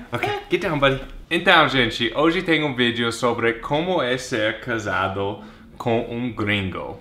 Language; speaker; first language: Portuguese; non-native, fluent; English